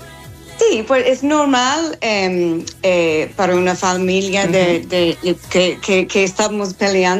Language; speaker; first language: Spanish; non-native, fluent; English